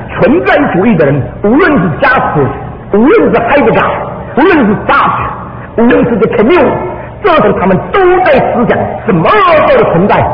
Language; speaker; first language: Chinese; early bilingual, heritage; Chinese